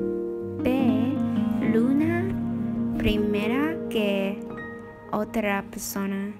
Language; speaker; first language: Spanish; non-native, learner; Chinese